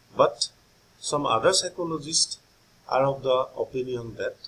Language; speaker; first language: English; non-native, local second language; Assamese